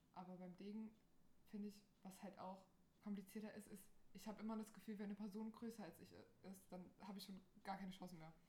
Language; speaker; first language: German; non-native, fluent; Portuguese